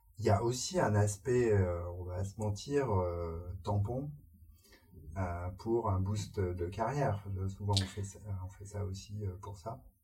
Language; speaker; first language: French; native; French